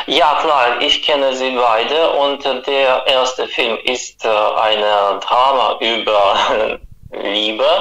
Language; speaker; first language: German; non-native, fluent; Russian